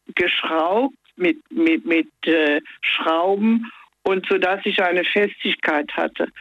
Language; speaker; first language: German; native; German